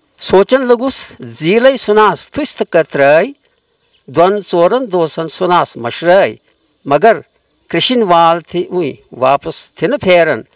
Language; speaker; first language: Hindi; non-native, local second language; Kashmiri